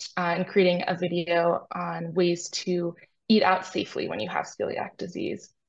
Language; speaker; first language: English; native; English